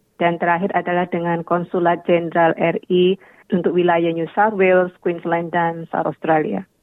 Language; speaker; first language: Indonesian; native; Indonesian